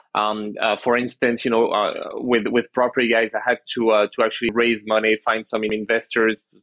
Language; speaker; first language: English; early bilingual, other home language; French